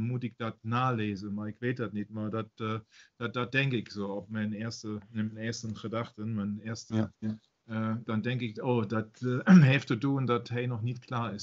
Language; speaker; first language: Dutch; non-native, learner; German